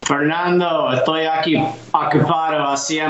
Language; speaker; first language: Spanish; non-native, learner; English